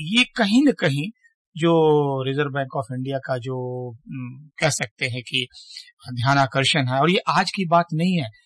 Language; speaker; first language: Hindi; native; Hindi